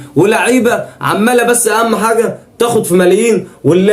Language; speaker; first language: Arabic; native; Arabic